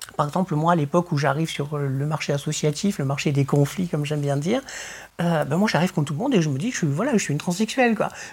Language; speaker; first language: French; early bilingual, other home language; Spanish